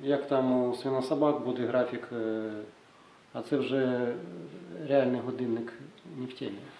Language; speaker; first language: Ukrainian; native; Ukrainian